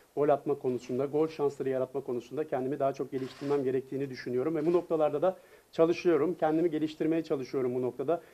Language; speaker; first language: Turkish; native; Turkish